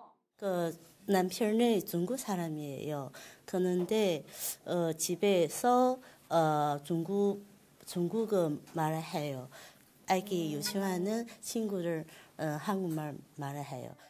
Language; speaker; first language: Korean; non-native, learner; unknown